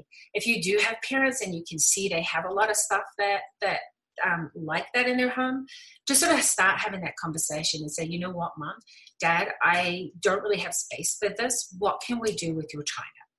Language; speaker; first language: English; native; English